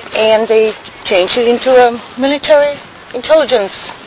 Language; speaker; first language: English; non-native, fluent; German